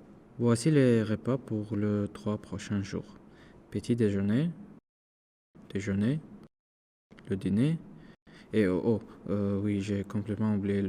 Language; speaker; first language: French; non-native, learner; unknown